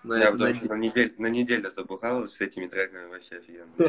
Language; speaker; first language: Russian; native; Russian